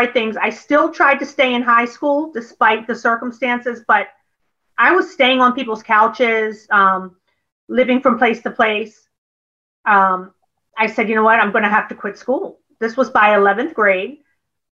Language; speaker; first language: English; native; English